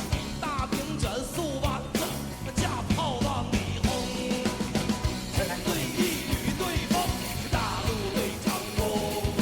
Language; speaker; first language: Chinese; native; Chinese